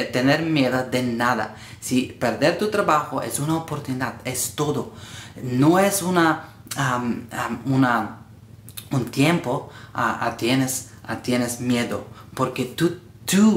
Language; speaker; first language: Spanish; non-native, learner; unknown